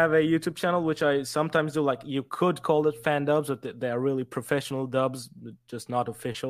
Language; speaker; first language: English; non-native, fluent; Turkish